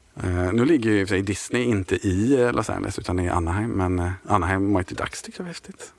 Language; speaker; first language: Swedish; native; Swedish